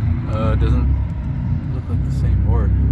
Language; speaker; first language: English; native; English